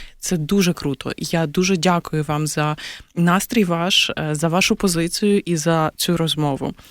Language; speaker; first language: Ukrainian; native; Ukrainian